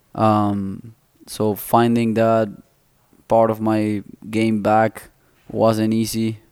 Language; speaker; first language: English; non-native, fluent; Spanish